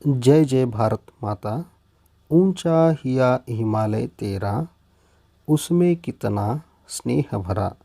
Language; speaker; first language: Hindi; non-native, local second language; Kannada